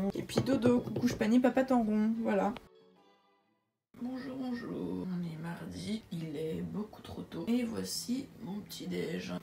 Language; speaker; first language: French; native; French